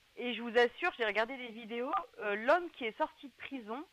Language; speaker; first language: French; native; French